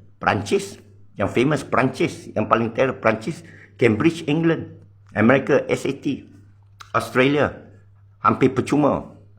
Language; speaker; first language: Malay; non-native, local second language; Chinese